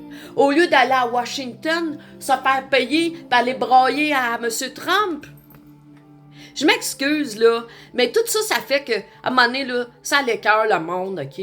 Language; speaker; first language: French; native; French